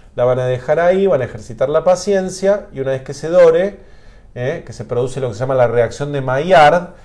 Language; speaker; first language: Spanish; native; Spanish